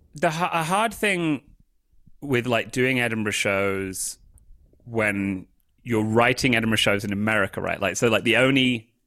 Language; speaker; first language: English; native; English